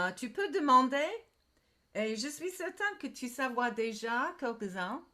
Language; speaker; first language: French; non-native, learner; English